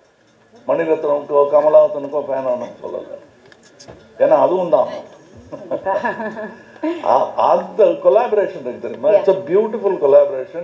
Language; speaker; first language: Tamil; native; Tamil